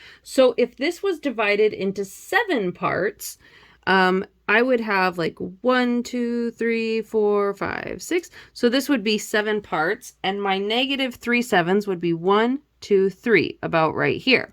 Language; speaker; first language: English; native; English